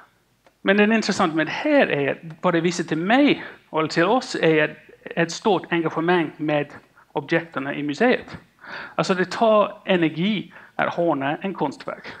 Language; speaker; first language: Swedish; non-native, fluent; English